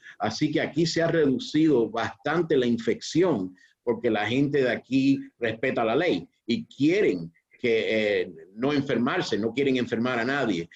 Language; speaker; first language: Spanish; early bilingual, heritage; Spanish